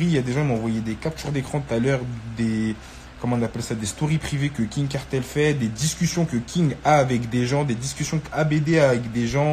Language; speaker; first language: French; native; French